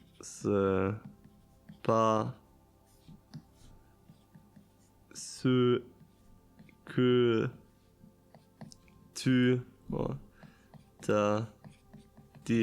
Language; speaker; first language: French; non-native, learner; German